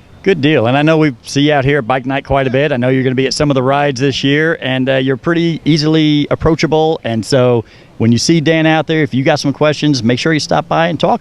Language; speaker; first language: English; native; English